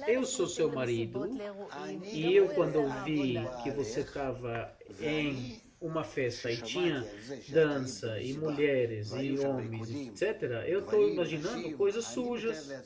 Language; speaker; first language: Portuguese; non-native, fluent; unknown